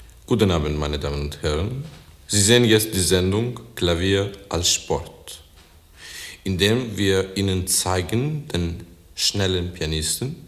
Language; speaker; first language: German; non-native, fluent; Greek